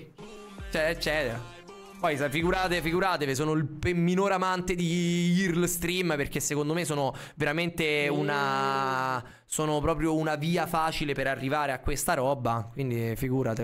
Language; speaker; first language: Italian; native; Italian